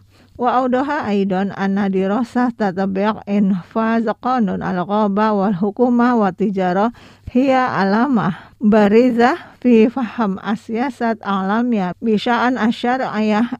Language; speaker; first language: Arabic; non-native, fluent; Indonesian